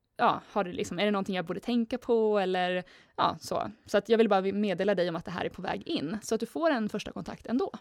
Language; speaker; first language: Swedish; native; Swedish